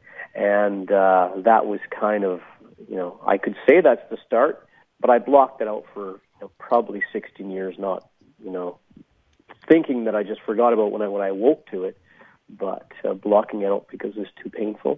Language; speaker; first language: English; native; English